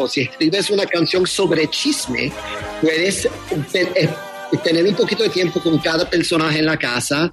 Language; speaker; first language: Spanish; early bilingual, heritage; Spanish